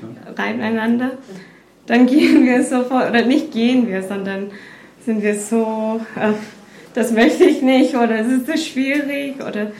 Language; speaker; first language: German; non-native, fluent; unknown